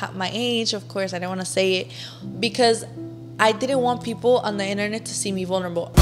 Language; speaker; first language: English; early bilingual, other home language; Spanish